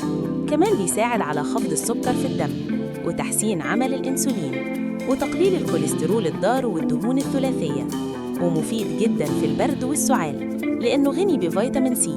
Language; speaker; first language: Arabic; native; Arabic